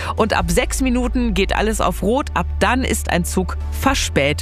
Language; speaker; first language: German; native; German